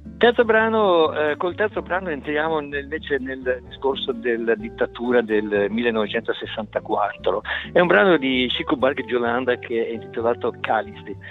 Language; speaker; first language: Italian; non-native, fluent; Portuguese